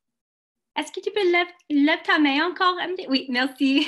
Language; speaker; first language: French; non-native, local second language; English